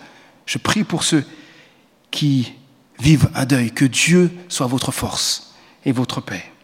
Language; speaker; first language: French; native; French